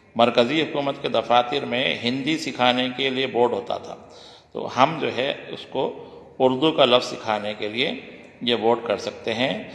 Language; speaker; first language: Urdu; native; Urdu